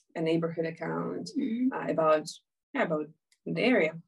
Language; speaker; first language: English; non-native, fluent; Ukrainian